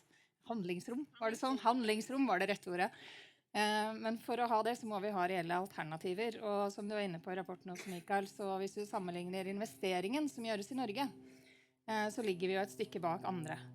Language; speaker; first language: Norwegian; native; Norwegian